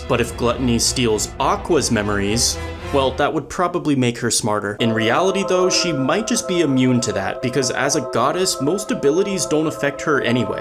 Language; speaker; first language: English; native; English